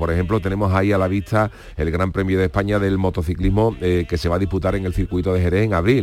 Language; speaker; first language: Spanish; native; Spanish